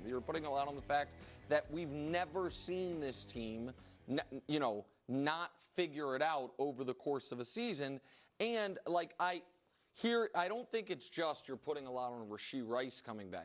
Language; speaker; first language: English; native; English